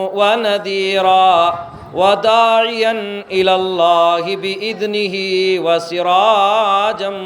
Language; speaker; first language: Kannada; non-native, local second language; Urdu